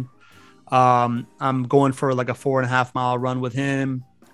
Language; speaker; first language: English; early bilingual, other home language; Spanish